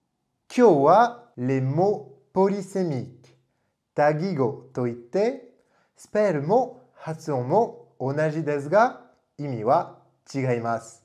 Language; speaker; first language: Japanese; non-native, fluent; French